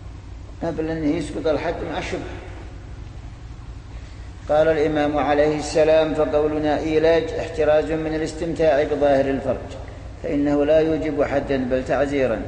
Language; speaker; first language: Arabic; native; Arabic